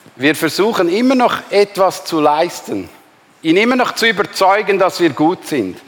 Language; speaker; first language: German; native; German